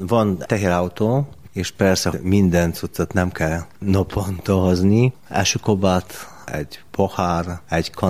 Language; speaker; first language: Hungarian; non-native, learner; Polish